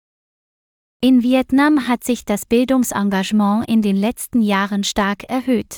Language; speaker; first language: German; non-native, learner; Vietnamese